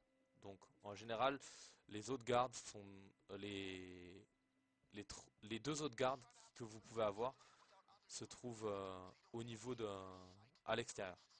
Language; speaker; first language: French; native; French